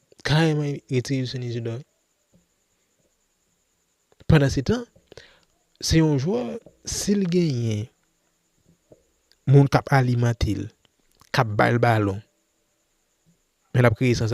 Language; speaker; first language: French; non-native, local second language; Haitian Creole